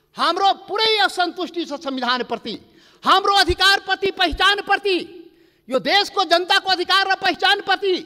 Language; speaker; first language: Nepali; non-native, local second language; Maithili